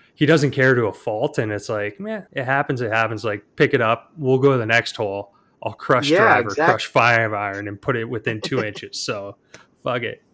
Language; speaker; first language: English; native; English